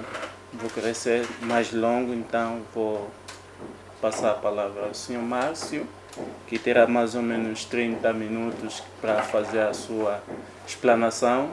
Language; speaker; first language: Portuguese; native; Portuguese